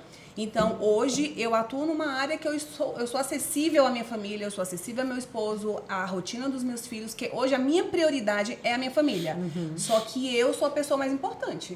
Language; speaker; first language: Portuguese; native; Portuguese